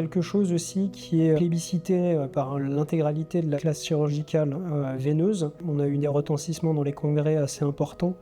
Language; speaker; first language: French; native; French